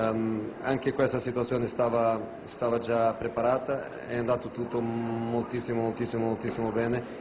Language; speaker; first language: Italian; non-native, fluent; Portuguese